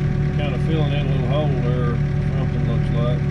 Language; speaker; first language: English; native; English